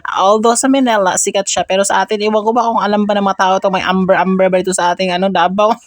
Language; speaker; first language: Filipino; non-native, local second language; Cebuano